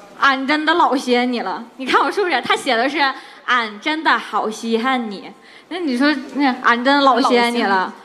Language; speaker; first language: Chinese; native; Chinese